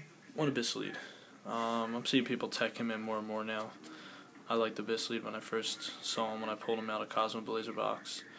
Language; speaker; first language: English; native; English